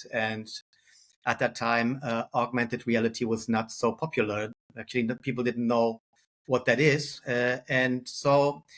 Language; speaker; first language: English; non-native, fluent; German